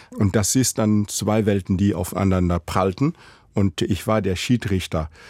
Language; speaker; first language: German; non-native, fluent; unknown